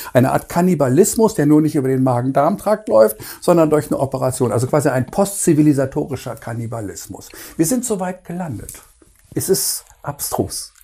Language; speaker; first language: German; native; German